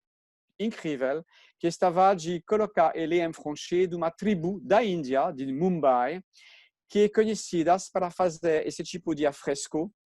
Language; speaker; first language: Portuguese; non-native, fluent; French